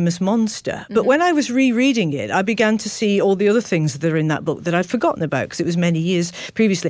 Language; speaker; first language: English; native; English